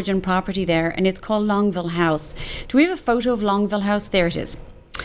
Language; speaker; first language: English; native; English